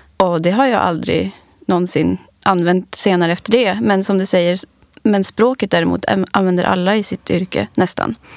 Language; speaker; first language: Swedish; early bilingual, other home language; English